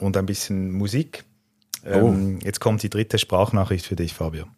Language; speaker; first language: German; native; German